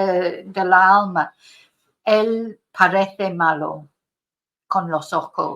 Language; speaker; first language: Spanish; non-native, fluent; English